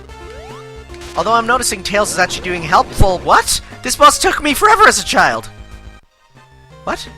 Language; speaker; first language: English; native; English